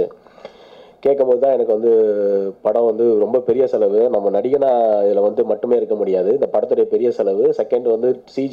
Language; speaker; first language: Tamil; native; Tamil